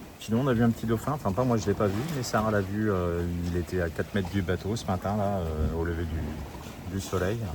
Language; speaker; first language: French; native; French